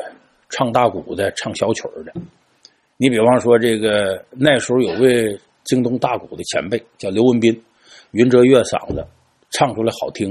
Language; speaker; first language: Chinese; native; Chinese